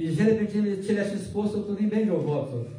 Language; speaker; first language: Polish; non-native, learner; Portuguese